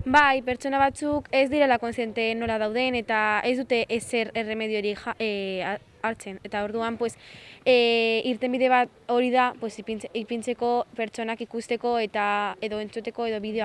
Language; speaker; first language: Basque; non-native, local second language; Spanish